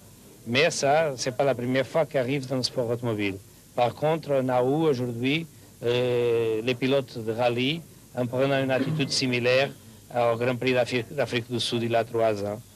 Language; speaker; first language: French; non-native, fluent; Portuguese